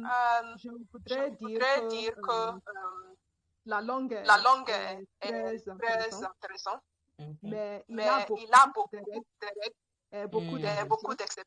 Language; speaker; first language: French; non-native, learner; Yoruba